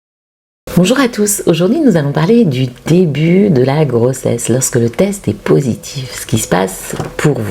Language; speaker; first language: French; native; French